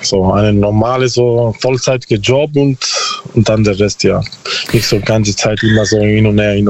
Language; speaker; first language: German; non-native, learner; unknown